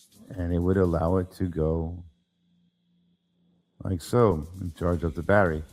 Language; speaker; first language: English; native; English